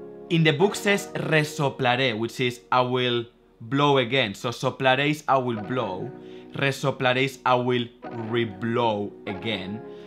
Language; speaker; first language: English; non-native, fluent; Spanish